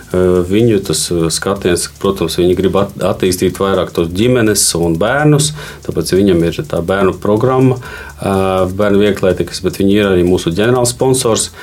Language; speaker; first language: Latvian; non-native, local second language; Russian